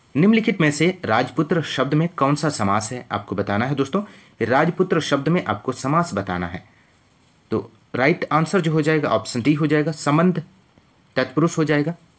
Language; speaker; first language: Hindi; native; Hindi